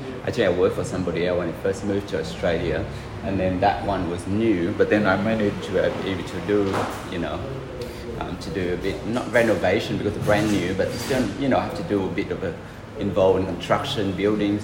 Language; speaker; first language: English; non-native, fluent; Vietnamese